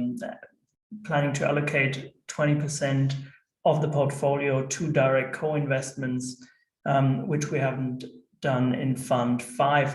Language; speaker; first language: English; non-native, fluent; German